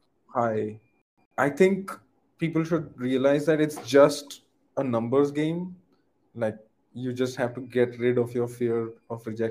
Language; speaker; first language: English; non-native, local second language; Hindi